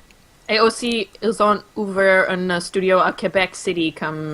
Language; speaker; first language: French; non-native, local second language; English